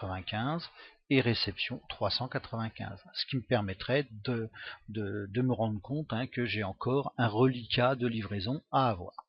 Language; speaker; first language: French; native; French